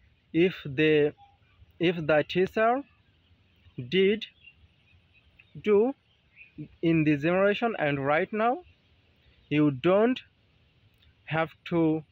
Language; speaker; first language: English; non-native, learner; Bangla